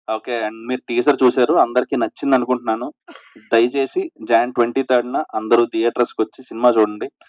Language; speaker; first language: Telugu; native; Telugu